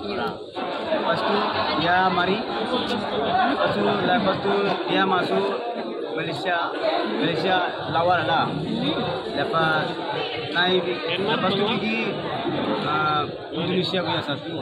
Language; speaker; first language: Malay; non-native, learner; Rohingya